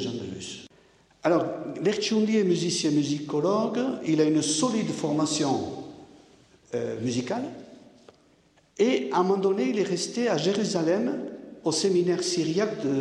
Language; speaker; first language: French; native; French